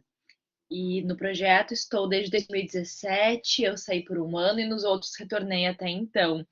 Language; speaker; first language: Portuguese; native; Portuguese